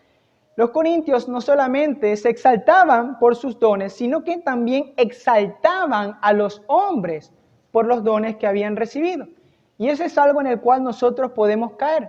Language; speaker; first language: Spanish; native; Spanish